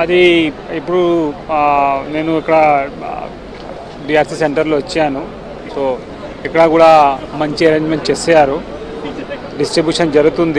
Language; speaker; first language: Telugu; non-native, local second language; Urdu